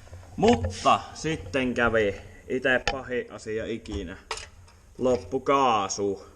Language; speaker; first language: Finnish; native; Finnish